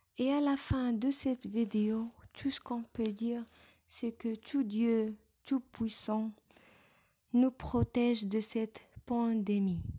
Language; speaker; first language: French; non-native, local second language; Arabic